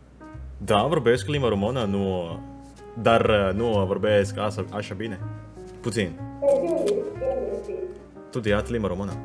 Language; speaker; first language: Romanian; non-native, learner; Indonesian